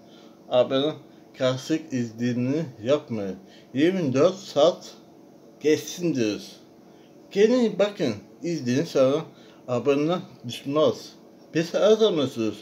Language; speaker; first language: Turkish; non-native, learner; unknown